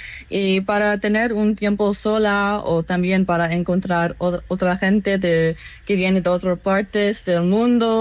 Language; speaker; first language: Spanish; non-native, learner; English